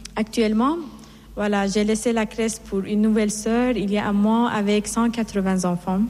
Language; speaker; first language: French; non-native, fluent; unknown